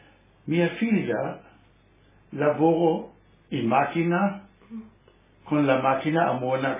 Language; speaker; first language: Italian; non-native, learner; German